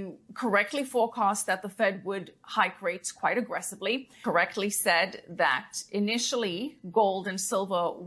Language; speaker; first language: English; native; English